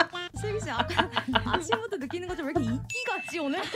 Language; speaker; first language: Korean; native; Korean